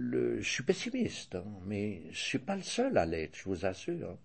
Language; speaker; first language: French; native; French